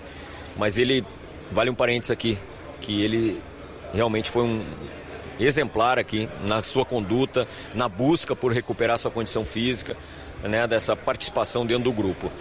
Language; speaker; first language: Portuguese; native; Portuguese